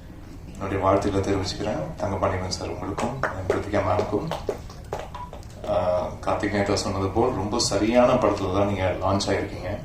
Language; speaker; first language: Tamil; native; Tamil